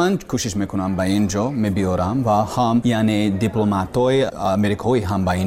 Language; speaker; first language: Persian; non-native, learner; English